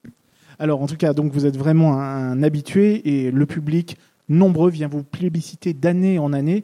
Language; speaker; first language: French; native; French